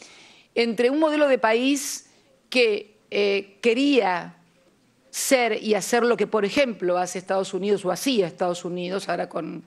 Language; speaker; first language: Spanish; native; Spanish